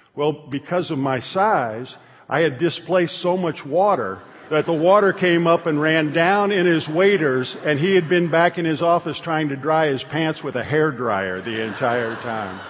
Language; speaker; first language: English; native; English